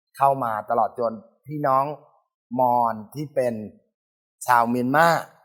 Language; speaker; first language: Thai; native; Thai